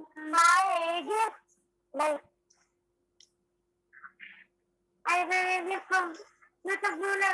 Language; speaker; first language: English; non-native, learner; Hindi